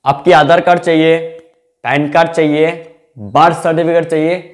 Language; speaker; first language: Hindi; non-native, local second language; Bangla